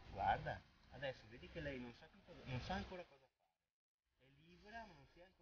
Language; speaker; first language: Italian; native; Italian